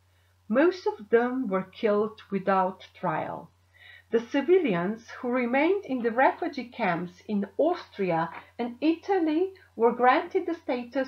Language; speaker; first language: English; non-native, fluent; Slovenian